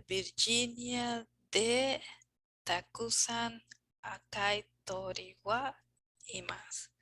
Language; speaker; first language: Japanese; non-native, learner; English